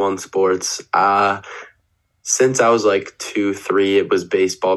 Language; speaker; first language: English; native; English